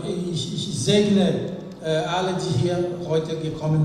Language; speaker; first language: German; non-native, fluent; French